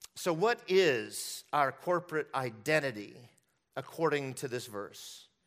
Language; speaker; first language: English; early bilingual, other home language; Hungarian